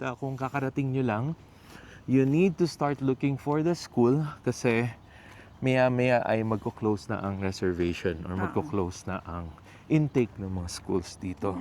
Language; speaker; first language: Filipino; non-native, local second language; Cebuano